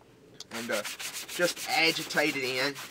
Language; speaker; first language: English; native; English